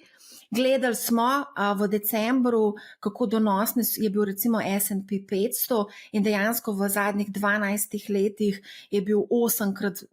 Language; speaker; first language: Slovenian; native; Slovenian